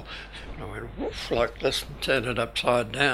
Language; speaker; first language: English; native; English